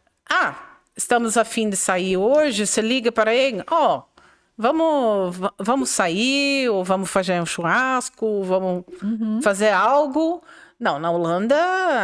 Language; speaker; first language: Portuguese; non-native, fluent; Dutch